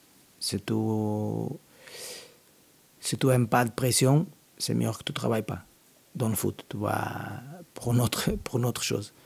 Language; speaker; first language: French; non-native, learner; Portuguese